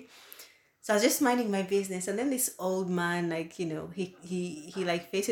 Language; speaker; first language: English; non-native, local second language; Ganda